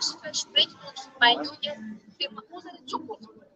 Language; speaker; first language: German; non-native, fluent; Greek